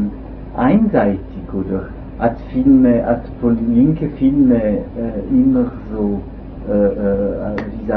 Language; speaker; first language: German; non-native, local second language; French